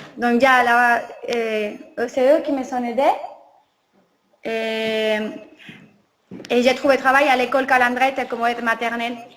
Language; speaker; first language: French; non-native, learner; Spanish